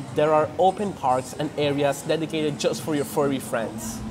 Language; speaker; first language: English; non-native, fluent; Spanish